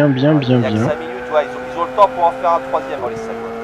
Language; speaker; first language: French; native; French